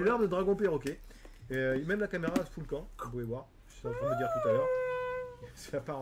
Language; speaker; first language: French; native; French